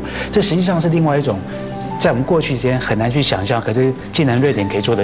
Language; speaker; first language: Chinese; native; Chinese